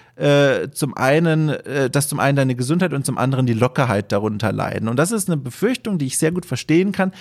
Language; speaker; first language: German; native; German